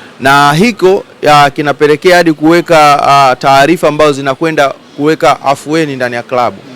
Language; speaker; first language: Swahili; native; Swahili